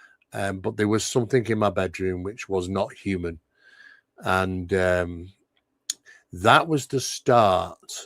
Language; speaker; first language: English; native; English